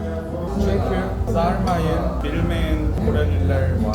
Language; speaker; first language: Turkish; non-native, learner; Korean